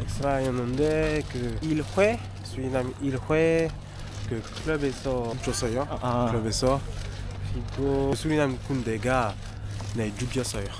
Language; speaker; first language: Korean; non-native, learner; French